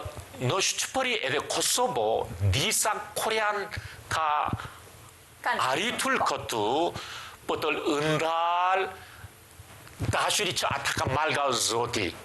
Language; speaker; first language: Albanian; non-native, learner; Korean